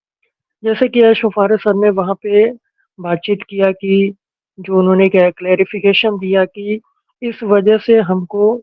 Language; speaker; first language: Hindi; native; Hindi